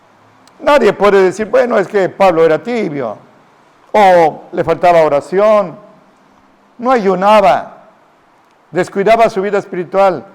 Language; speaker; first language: Spanish; native; Spanish